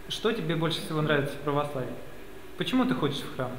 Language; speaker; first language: Russian; native; Russian